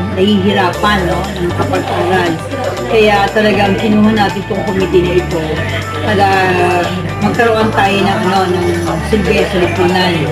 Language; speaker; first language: Filipino; native; Filipino